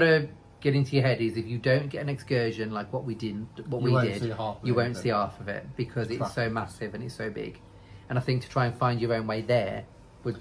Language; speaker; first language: English; native; English